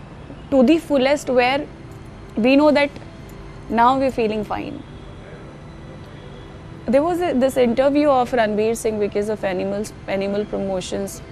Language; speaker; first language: English; non-native, local second language; Hindi